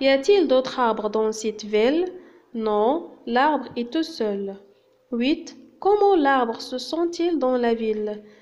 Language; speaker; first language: French; non-native, local second language; Arabic